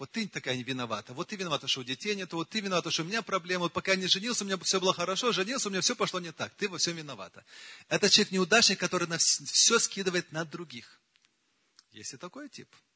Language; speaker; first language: Russian; native; Russian